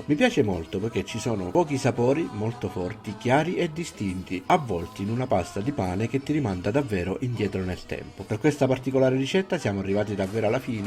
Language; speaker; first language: Italian; native; Italian